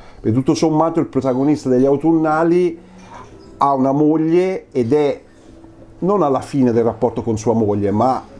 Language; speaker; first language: Italian; native; Italian